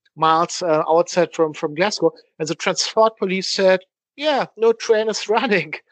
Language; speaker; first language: English; non-native, learner; German